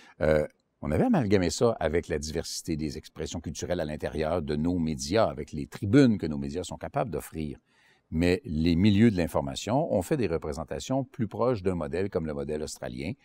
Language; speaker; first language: French; native; French